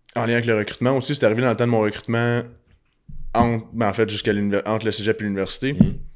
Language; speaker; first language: French; native; French